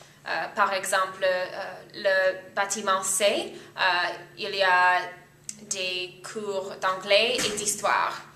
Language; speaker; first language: French; non-native, learner; English